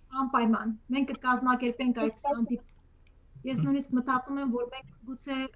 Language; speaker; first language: Armenian; native; Armenian